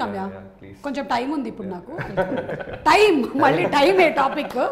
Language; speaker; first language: Telugu; native; Telugu